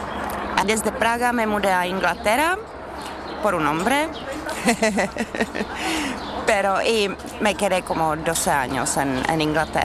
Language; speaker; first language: Spanish; non-native, learner; Czech